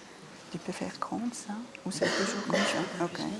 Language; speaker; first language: French; non-native, learner; German